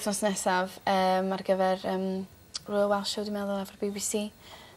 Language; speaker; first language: Welsh; native; Welsh